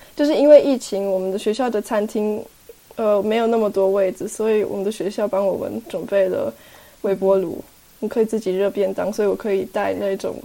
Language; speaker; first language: Chinese; early bilingual, heritage; Chinese